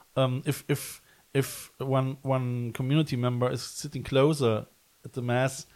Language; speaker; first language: English; non-native, fluent; German